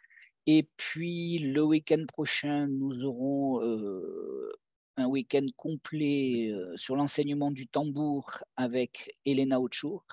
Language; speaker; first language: French; native; French